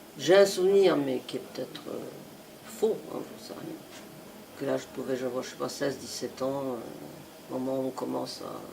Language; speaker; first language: French; non-native, fluent; Italian